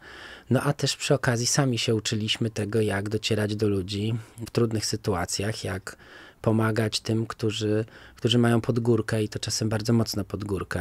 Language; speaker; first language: Polish; native; Polish